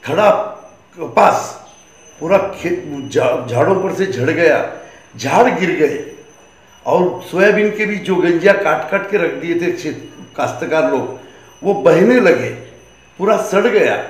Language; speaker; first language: Hindi; non-native, local second language; Marathi